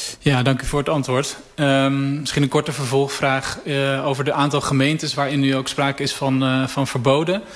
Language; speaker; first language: Dutch; native; Dutch